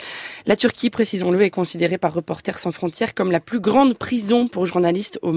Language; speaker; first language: French; native; French